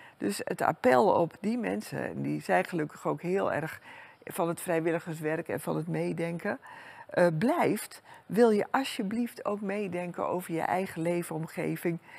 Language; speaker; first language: Dutch; native; Dutch